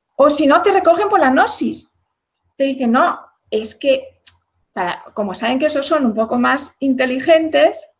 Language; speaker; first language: Spanish; native; Spanish